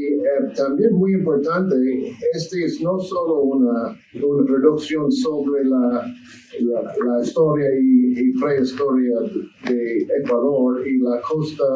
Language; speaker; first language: Spanish; non-native, learner; English